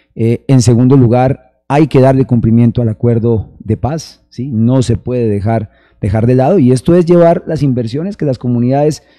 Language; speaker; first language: Spanish; native; Spanish